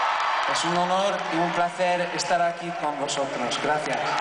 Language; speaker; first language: Spanish; non-native, learner; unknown